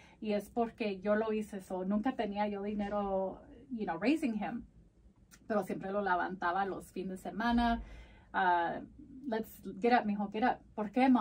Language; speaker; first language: Spanish; early bilingual, heritage; Spanish